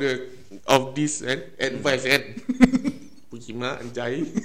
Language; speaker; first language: English; non-native, local second language; Malay